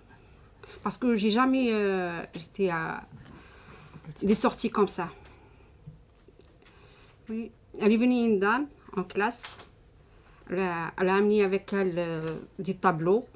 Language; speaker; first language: French; non-native, learner; Arabic